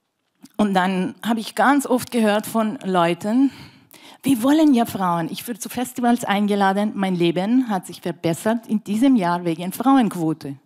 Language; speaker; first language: German; non-native, fluent; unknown